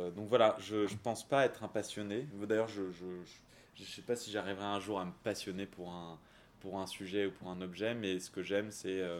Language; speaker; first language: French; native; French